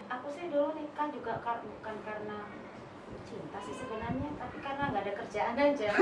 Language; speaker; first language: Indonesian; non-native, local second language; Javanese